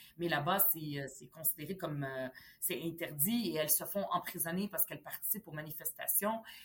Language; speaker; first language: French; early bilingual, other home language; Arabic